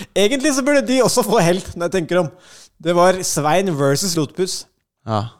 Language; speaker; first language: Norwegian; native; Norwegian